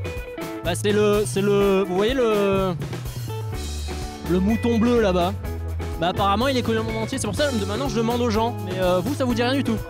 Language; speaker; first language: French; native; French